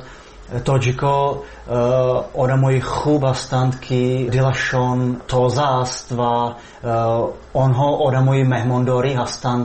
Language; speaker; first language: Persian; non-native, fluent; Slovak